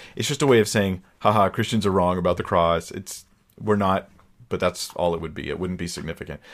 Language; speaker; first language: English; native; English